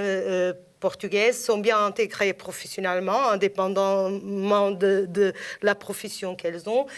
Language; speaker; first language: French; non-native, fluent; Portuguese